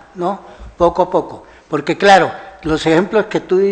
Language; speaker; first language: Spanish; native; Spanish